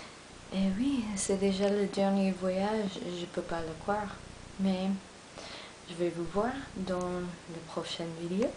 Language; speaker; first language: French; non-native, learner; English